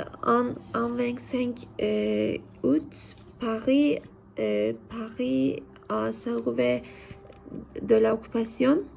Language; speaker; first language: French; non-native, learner; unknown